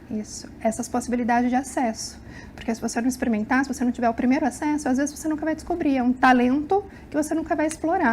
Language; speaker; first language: Portuguese; native; Portuguese